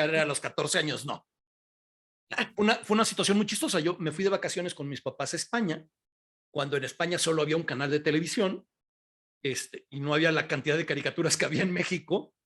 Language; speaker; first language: Spanish; native; Spanish